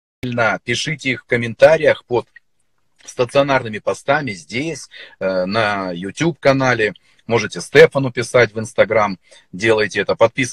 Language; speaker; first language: Russian; native; Russian